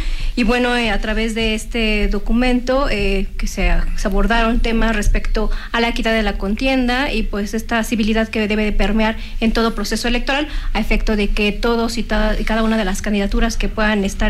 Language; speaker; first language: Spanish; native; Spanish